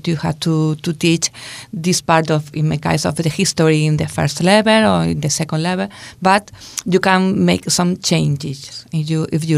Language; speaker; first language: English; non-native, learner; Spanish